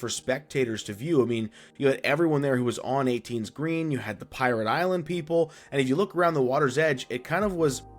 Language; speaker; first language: English; native; English